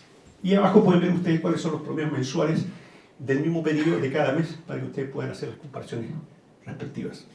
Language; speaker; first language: Spanish; native; Spanish